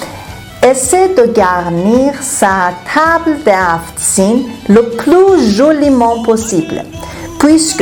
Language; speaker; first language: French; non-native, fluent; Persian